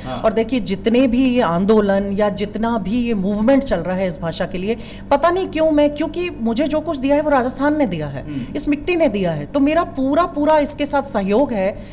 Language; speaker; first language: Hindi; native; Hindi